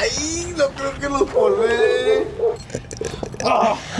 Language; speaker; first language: Spanish; native; Spanish